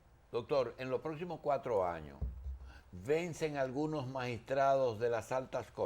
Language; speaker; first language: Spanish; native; Spanish